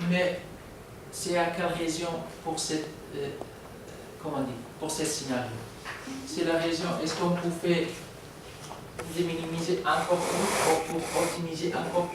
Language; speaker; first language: French; non-native, learner; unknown